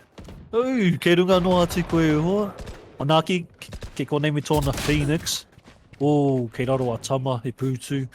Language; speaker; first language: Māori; non-native, local second language; English